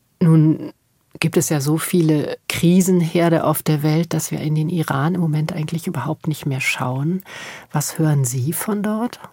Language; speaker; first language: German; native; German